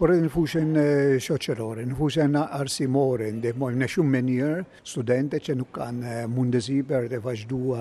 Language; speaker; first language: Albanian; non-native, fluent; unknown